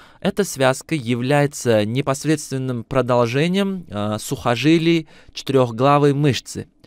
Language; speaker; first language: Russian; non-native, local second language; Uzbek